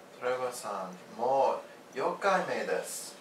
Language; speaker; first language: Japanese; non-native, learner; English